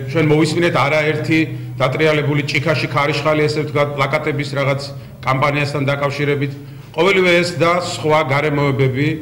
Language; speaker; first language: Georgian; native; Georgian